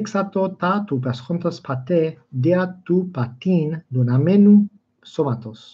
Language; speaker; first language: Greek; non-native, fluent; English